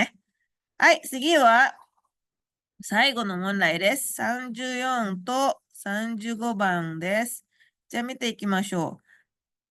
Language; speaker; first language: Japanese; non-native, fluent; Indonesian